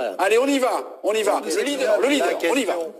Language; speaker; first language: French; native; French